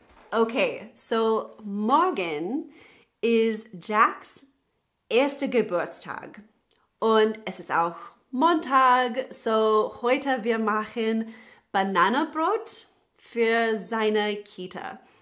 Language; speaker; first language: German; non-native, learner; English